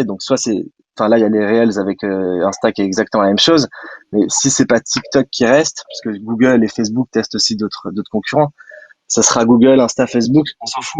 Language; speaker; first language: French; native; French